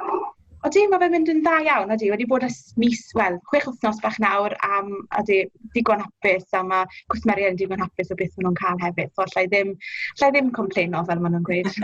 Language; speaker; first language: Welsh; native; Welsh